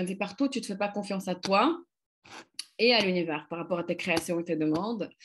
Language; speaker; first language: French; non-native, fluent; Polish